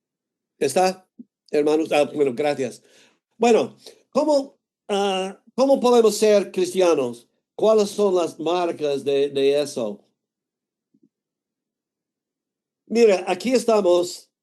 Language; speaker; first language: Spanish; non-native, fluent; English